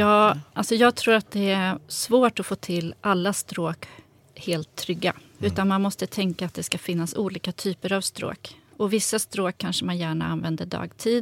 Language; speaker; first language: Swedish; native; Swedish